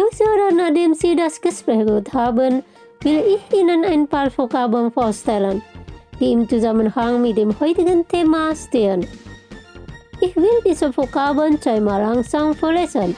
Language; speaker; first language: German; non-native, fluent; Indonesian